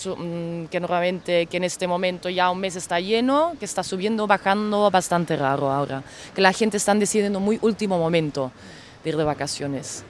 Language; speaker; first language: Spanish; non-native, fluent; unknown